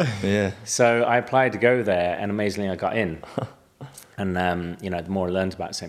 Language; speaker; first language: English; native; English